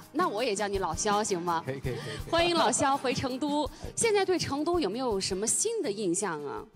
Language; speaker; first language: Chinese; native; Chinese